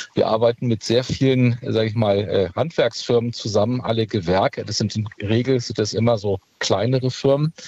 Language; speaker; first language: German; native; German